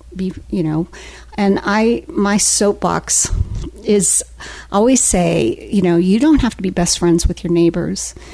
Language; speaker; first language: English; native; English